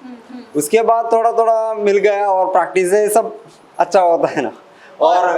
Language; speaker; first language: Hindi; non-native, local second language; Malayalam